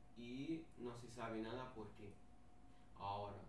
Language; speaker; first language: Spanish; non-native, learner; Arabic